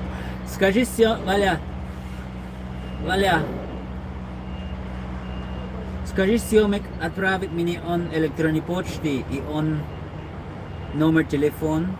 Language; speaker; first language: Russian; non-native, learner; English